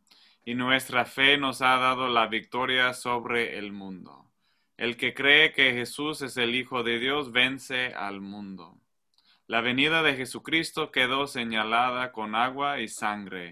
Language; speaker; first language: Spanish; non-native, fluent; English